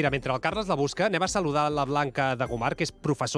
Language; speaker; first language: Catalan; native; Catalan